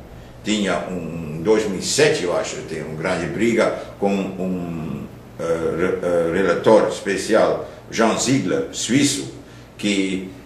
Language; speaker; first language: Portuguese; non-native, fluent; Dutch